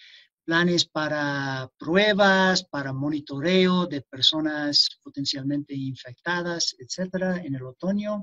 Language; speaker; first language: Spanish; non-native, fluent; English